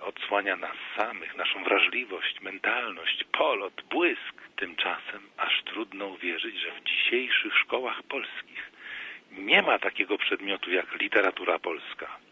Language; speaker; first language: Polish; native; Polish